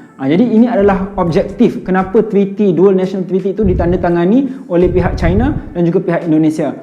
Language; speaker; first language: Malay; native; Malay